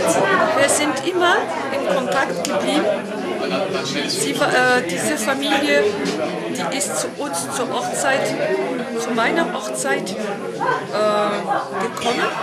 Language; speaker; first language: German; non-native, fluent; French